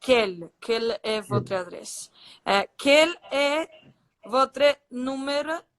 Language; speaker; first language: French; non-native, learner; Portuguese